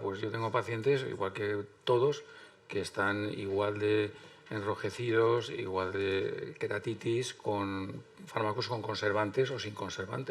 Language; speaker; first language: Spanish; native; Spanish